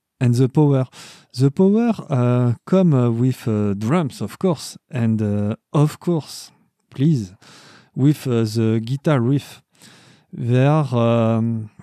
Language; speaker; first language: English; non-native, learner; French